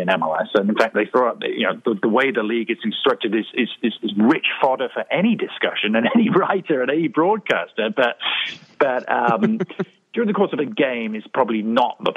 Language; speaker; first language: English; native; English